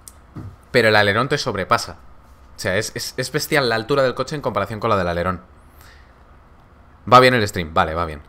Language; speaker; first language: Spanish; native; Spanish